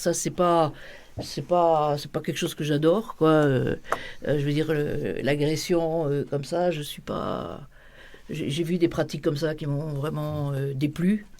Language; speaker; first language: French; native; French